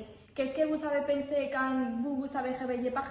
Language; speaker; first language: French; non-native, learner; Spanish